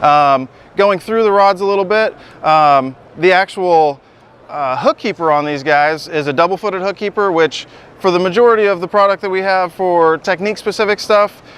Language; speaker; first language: English; native; English